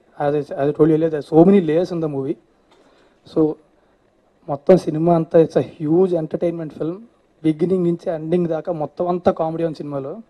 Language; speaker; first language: Telugu; native; Telugu